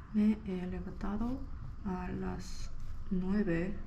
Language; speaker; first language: Spanish; non-native, learner; Korean